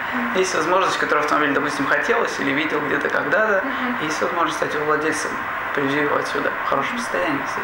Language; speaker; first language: Russian; native; Russian